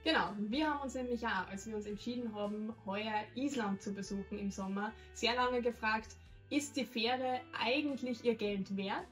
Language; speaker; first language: German; native; German